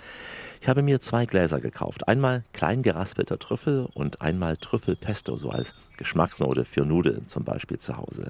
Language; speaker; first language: German; native; German